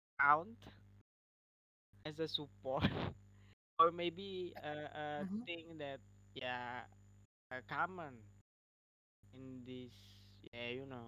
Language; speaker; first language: English; non-native, learner; Indonesian